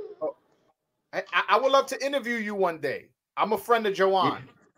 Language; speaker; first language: English; early bilingual, other home language; Spanish